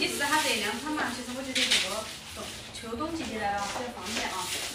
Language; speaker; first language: Chinese; native; Chinese